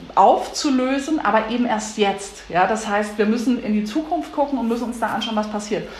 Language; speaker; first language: German; native; German